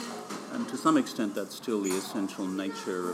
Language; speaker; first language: English; native; English